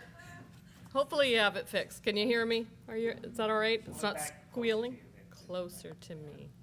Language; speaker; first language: English; native; English